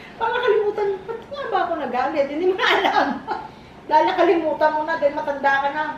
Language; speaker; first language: Filipino; native; Filipino